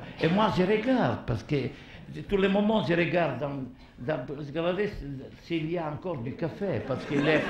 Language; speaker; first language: French; non-native, learner; Italian